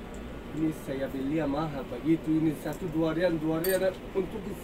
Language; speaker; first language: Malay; non-native, learner; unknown